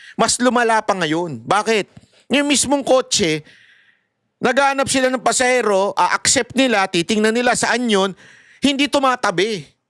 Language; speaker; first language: Filipino; native; Filipino